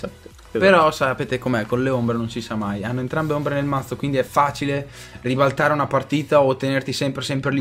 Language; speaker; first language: Italian; native; Italian